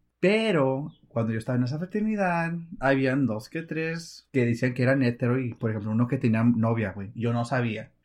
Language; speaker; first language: Spanish; early bilingual, heritage; Spanish